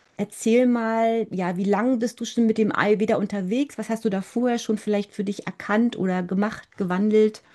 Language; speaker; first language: German; native; German